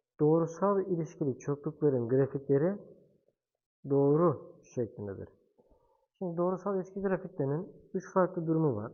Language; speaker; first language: Turkish; native; Turkish